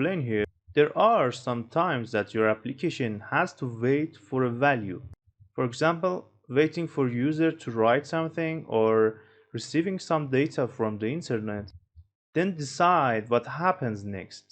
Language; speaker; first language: English; non-native, fluent; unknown